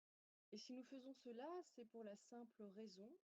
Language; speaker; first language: French; native; French